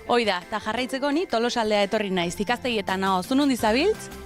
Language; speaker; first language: Basque; native; Basque